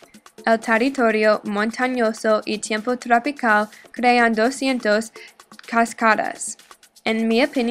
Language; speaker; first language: Spanish; non-native, learner; English